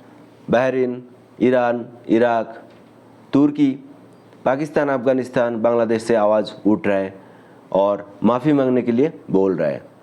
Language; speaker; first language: Hindi; non-native, local second language; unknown